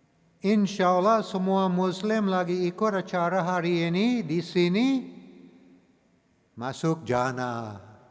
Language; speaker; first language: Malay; non-native, learner; English